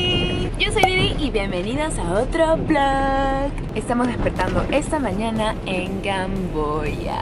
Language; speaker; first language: Spanish; native; Spanish